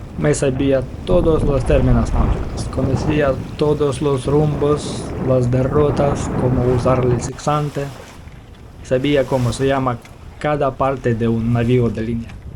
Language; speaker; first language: Spanish; non-native, fluent; Ukrainian